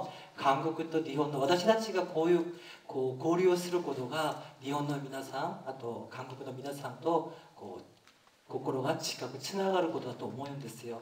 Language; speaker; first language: Japanese; non-native, fluent; Korean